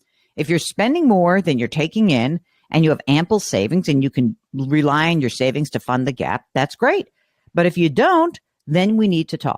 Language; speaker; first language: English; native; English